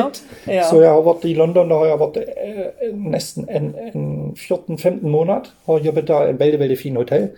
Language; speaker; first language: Norwegian; non-native, fluent; German